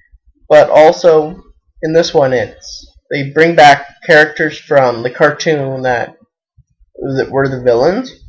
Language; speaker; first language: English; native; English